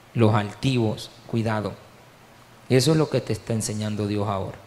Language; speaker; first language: Spanish; native; Spanish